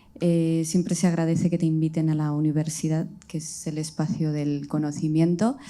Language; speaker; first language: Spanish; early bilingual, other home language; Riffian